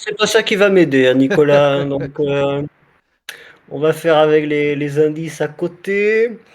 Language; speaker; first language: French; native; French